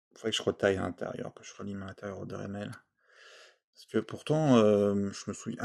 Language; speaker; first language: French; native; French